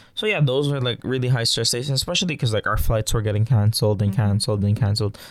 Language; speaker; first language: English; non-native, local second language; Filipino